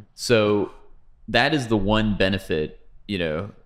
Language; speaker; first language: English; native; English